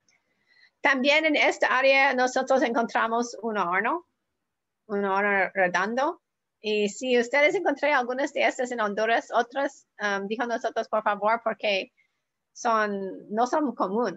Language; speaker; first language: Spanish; non-native, learner; English